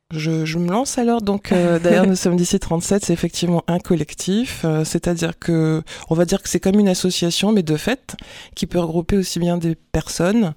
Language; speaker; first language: French; native; French